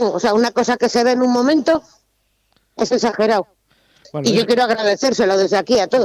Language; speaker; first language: Spanish; native; Spanish